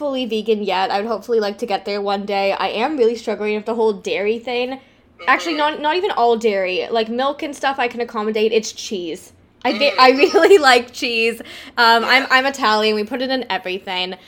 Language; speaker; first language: English; native; English